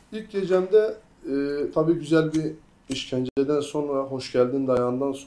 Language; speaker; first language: Turkish; native; Turkish